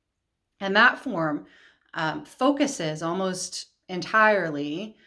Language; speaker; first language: English; native; English